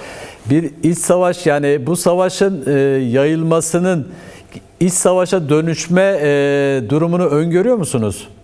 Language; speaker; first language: Turkish; native; Turkish